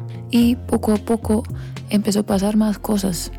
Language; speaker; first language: Spanish; non-native, fluent; Finnish